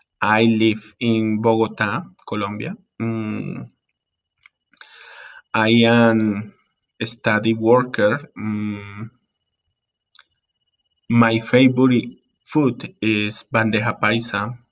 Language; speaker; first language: English; non-native, learner; Spanish